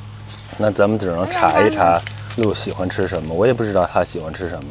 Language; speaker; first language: Chinese; native; Chinese